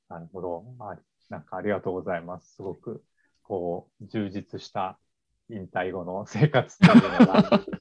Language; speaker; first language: Japanese; native; Japanese